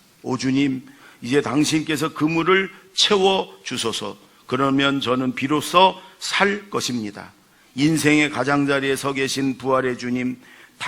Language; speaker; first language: Korean; native; Korean